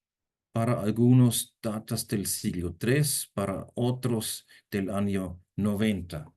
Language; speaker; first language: Spanish; non-native, fluent; German